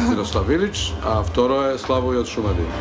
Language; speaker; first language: Bulgarian; non-native, learner; Serbian